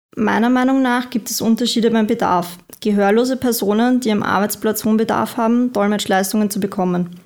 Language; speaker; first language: German; native; German